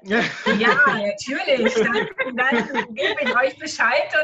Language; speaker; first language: German; native; German